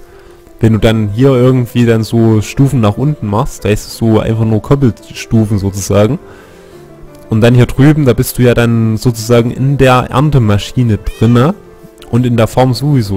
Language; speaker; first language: German; native; German